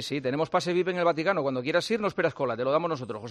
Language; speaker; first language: Spanish; native; Spanish